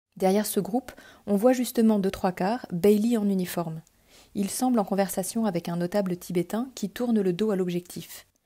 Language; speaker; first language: French; native; French